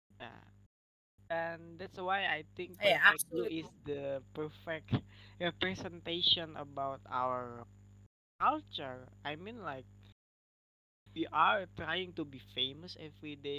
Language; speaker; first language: English; non-native, learner; Indonesian